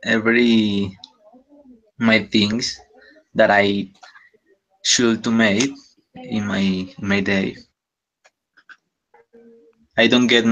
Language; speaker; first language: English; non-native, learner; Spanish